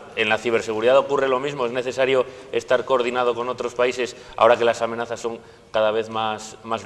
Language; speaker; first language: Spanish; native; Spanish